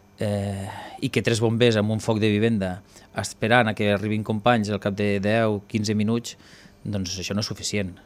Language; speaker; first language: Catalan; native; Catalan